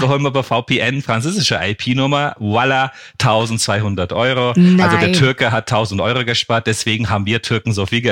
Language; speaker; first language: German; non-native, fluent; Turkish